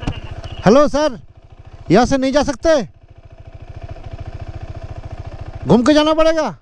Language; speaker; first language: Hindi; non-native, local second language; Bangla